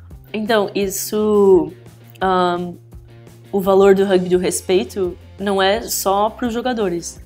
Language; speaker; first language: Portuguese; early bilingual, heritage; English